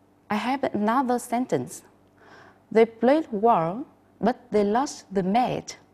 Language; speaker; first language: English; non-native, fluent; Vietnamese